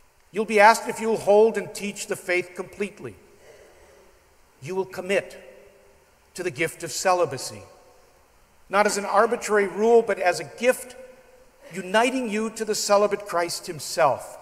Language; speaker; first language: English; native; English